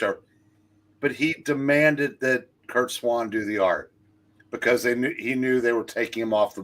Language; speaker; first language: English; native; English